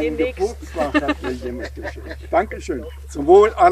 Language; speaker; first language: German; native; German